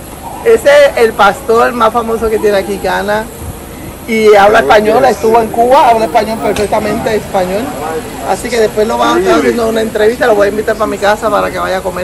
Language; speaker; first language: Spanish; native; Spanish